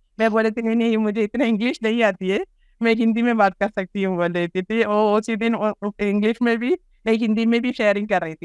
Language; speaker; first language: Hindi; non-native, local second language; Malayalam